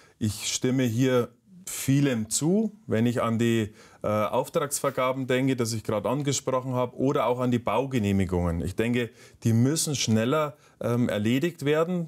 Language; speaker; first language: German; native; German